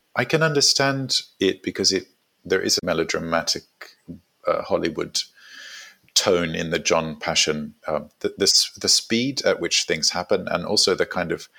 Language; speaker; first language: English; native; English